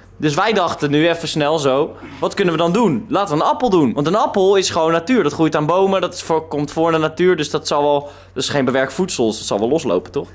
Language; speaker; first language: Dutch; native; Dutch